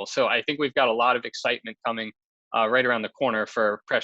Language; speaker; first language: English; native; English